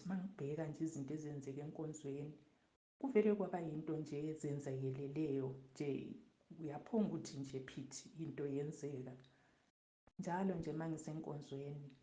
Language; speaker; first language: Zulu; native; Zulu